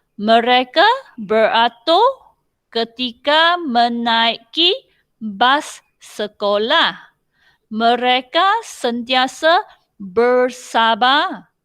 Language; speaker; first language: Malay; non-native, local second language; Chinese